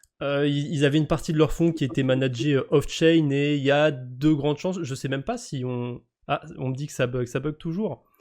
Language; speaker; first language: French; native; French